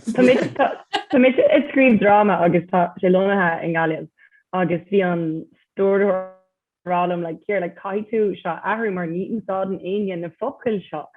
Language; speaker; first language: Irish; non-native, local second language; English